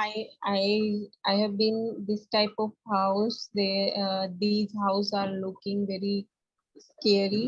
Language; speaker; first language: English; non-native, learner; Hindi